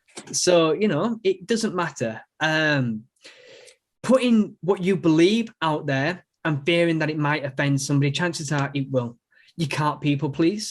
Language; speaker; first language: English; native; English